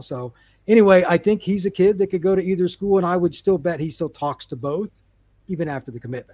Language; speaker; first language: English; native; English